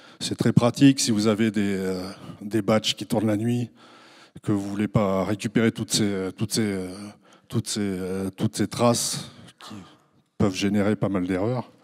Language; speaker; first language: French; native; French